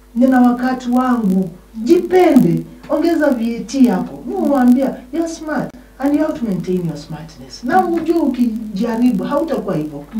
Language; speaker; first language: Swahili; non-native, local second language; Luyia